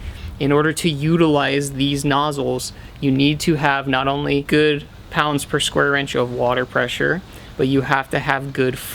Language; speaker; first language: English; native; English